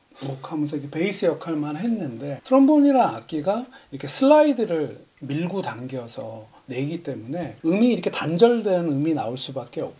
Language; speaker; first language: Korean; native; Korean